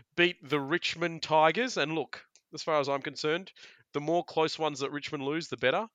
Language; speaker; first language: English; early bilingual, other home language; Italian